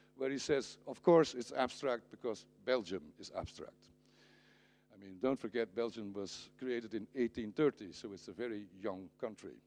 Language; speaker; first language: English; non-native, fluent; Dutch